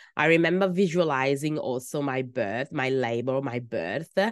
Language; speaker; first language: English; non-native, fluent; Italian